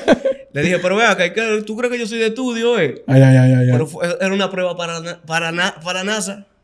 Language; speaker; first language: Spanish; native; Spanish